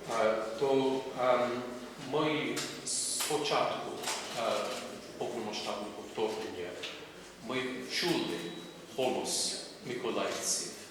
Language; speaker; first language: Ukrainian; non-native, fluent; English